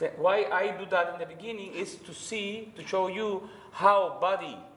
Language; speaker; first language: English; non-native, learner; Spanish